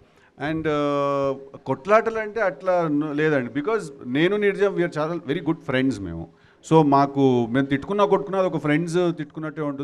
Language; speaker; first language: Telugu; native; Telugu